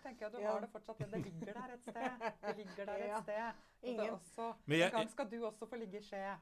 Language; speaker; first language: Norwegian; native; Norwegian